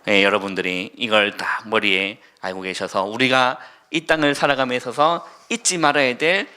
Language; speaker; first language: Korean; native; Korean